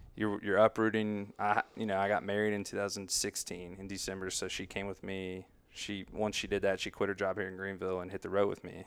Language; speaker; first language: English; native; English